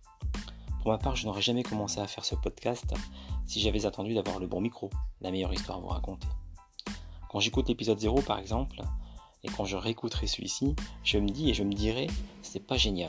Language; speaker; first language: French; native; French